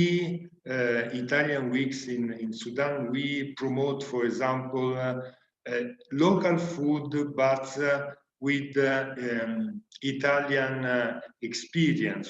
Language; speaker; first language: English; non-native, learner; Italian